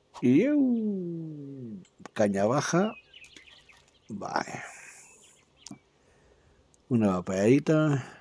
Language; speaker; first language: Spanish; native; Spanish